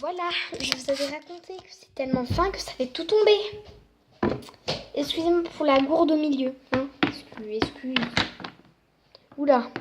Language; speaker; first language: French; native; French